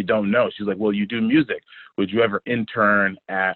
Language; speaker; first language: English; native; English